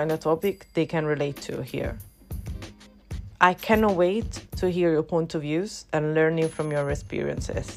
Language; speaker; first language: English; non-native, fluent; Italian